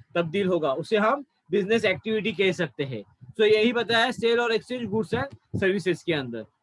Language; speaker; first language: Hindi; non-native, local second language; Marathi